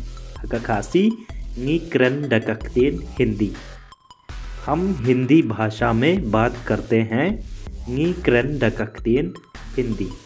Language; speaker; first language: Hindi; non-native, local second language; Khasi